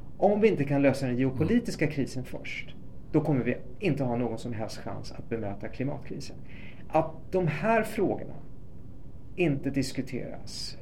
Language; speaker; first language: Swedish; early bilingual, other home language; Persian